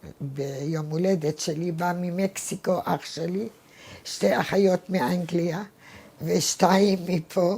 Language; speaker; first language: Hebrew; non-native, fluent; Arabic